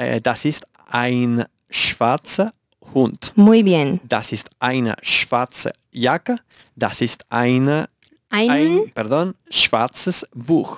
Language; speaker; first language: German; non-native, learner; Spanish